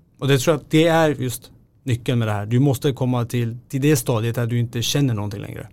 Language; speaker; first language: Swedish; native; Swedish